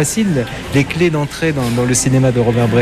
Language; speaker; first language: French; native; French